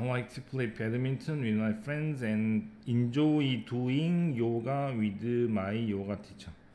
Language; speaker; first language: English; non-native, fluent; Korean